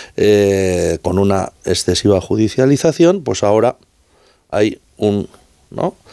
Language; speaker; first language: Spanish; native; Spanish